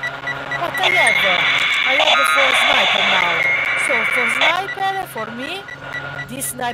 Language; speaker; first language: English; non-native, learner; Hungarian